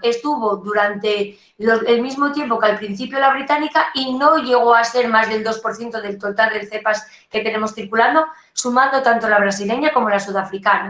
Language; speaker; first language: Spanish; native; Spanish